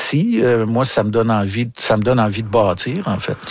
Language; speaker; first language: French; native; French